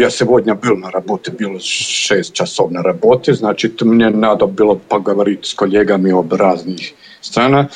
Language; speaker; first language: Russian; non-native, learner; Bosnian